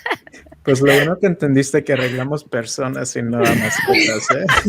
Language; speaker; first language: Spanish; native; Spanish